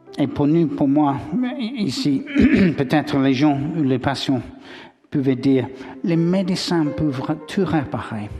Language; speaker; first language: French; non-native, learner; English